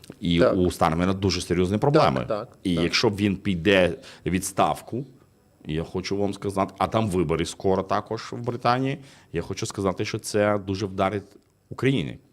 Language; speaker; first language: Ukrainian; non-native, fluent; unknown